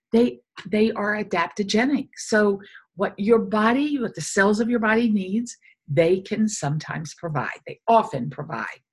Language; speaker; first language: English; native; English